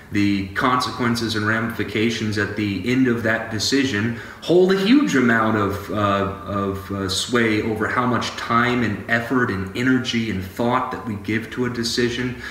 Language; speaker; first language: English; native; English